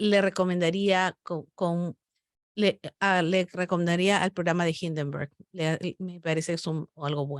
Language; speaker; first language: Spanish; native; Spanish